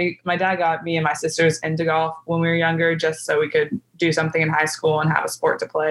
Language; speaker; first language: English; native; English